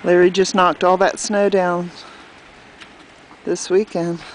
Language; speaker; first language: English; native; English